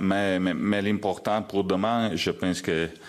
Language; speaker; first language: French; non-native, learner; Italian